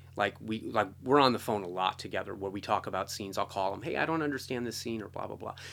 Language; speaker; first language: English; native; English